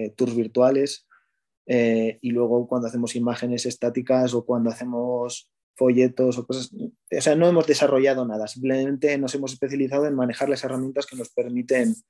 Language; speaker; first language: Spanish; native; Spanish